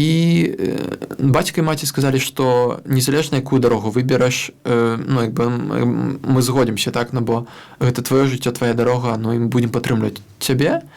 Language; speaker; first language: Belarusian; non-native, local second language; Russian